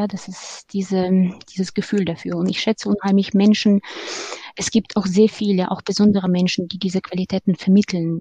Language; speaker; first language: German; non-native, fluent; Ukrainian